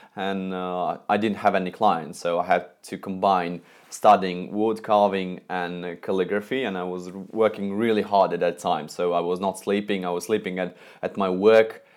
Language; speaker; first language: English; non-native, fluent; Russian